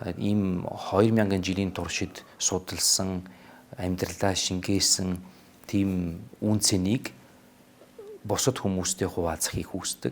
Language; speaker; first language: Mongolian; non-native, fluent; Italian